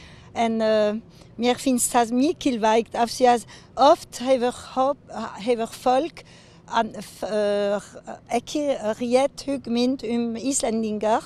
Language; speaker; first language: Icelandic; non-native, learner; French